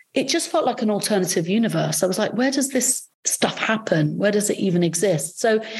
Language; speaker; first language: English; early bilingual, other home language; Arabic